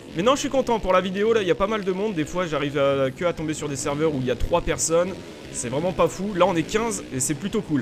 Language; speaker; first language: French; native; French